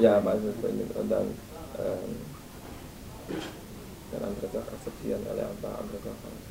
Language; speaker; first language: German; non-native, fluent; Vietnamese